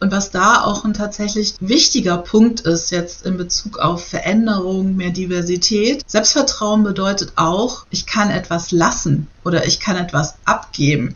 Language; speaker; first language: German; native; German